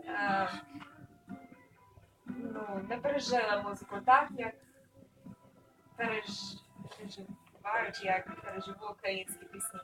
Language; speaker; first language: Ukrainian; early bilingual, other home language; English